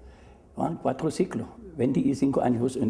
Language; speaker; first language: Spanish; non-native, fluent; German